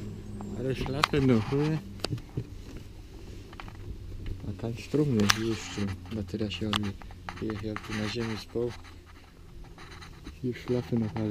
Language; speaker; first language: German; non-native, learner; Spanish